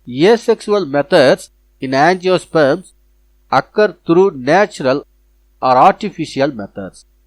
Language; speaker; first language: English; non-native, local second language; Tamil